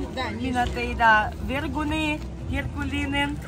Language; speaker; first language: Finnish; non-native, learner; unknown